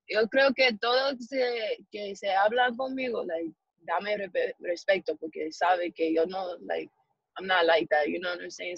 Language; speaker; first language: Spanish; early bilingual, heritage; English